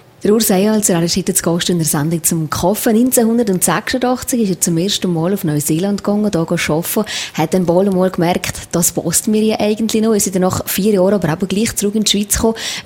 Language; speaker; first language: German; native; German